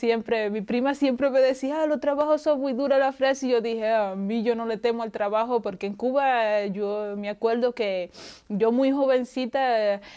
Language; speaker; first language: Spanish; non-native, local second language; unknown